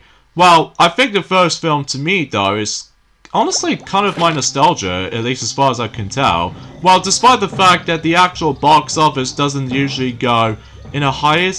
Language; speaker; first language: English; native; English